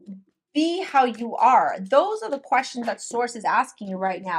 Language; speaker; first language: English; native; English